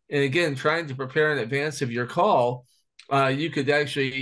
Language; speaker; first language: English; native; English